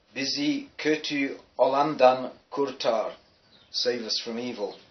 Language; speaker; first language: Turkish; non-native, learner; English